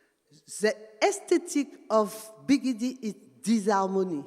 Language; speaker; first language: English; non-native, learner; French